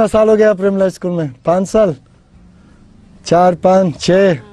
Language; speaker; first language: Hindi; non-native, learner; English